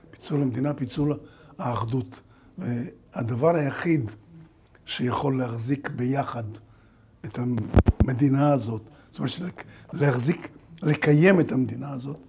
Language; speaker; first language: Hebrew; early bilingual, other home language; Bulgarian